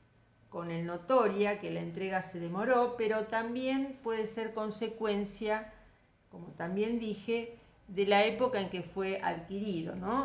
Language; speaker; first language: Spanish; native; Spanish